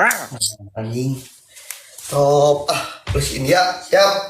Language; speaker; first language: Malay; non-native, local second language; Sundanese